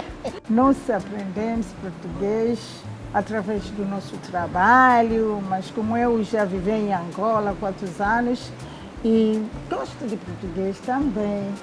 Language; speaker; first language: Portuguese; non-native, fluent; Swahili